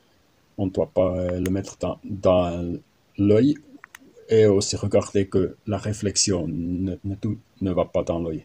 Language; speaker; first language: French; non-native, learner; German